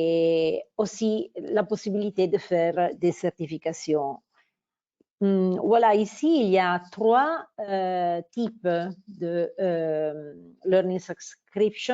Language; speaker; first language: French; non-native, fluent; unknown